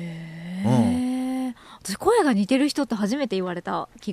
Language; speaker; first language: Japanese; native; Japanese